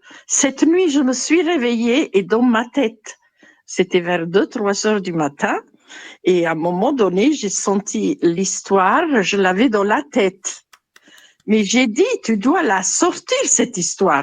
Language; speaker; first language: French; non-native, fluent; Italian